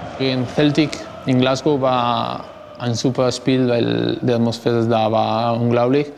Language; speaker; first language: German; non-native, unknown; Spanish